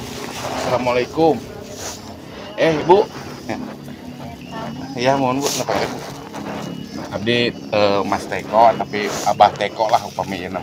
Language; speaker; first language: Indonesian; non-native, local second language; Sundanese